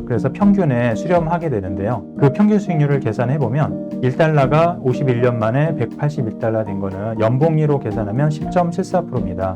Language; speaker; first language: Korean; native; Korean